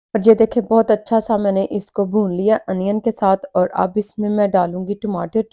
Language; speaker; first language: Urdu; native; Urdu